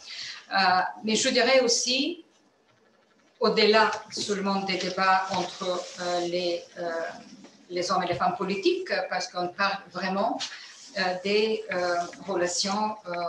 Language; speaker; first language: French; non-native, fluent; Bulgarian